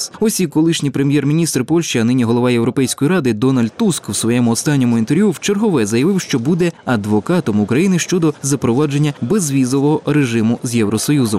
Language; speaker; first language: Ukrainian; native; Ukrainian